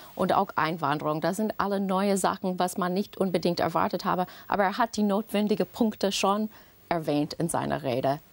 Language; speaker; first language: German; non-native, fluent; English